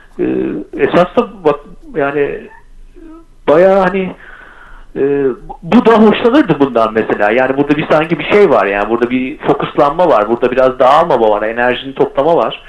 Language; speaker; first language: Turkish; native; Turkish